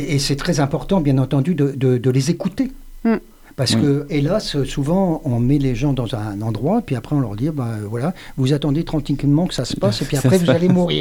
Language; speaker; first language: French; native; French